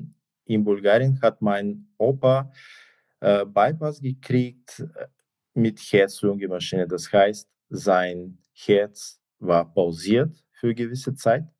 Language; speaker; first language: German; non-native, fluent; Bulgarian